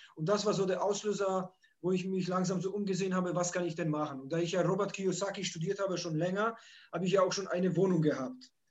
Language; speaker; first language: German; early bilingual, other home language; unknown